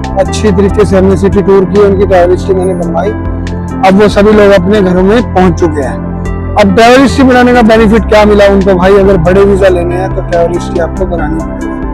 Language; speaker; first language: Hindi; native; Hindi